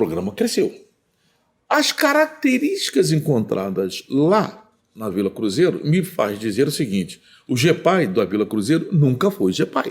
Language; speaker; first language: Portuguese; native; Portuguese